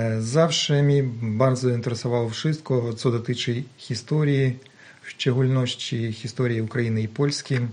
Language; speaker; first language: Polish; non-native, learner; Ukrainian